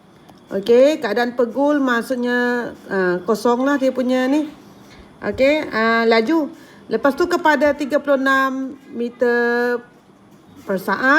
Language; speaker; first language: Malay; native; Malay